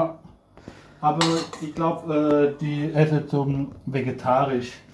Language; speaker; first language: German; non-native, fluent; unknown